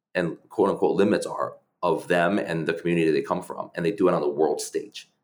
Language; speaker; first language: English; early bilingual, other home language; Chinese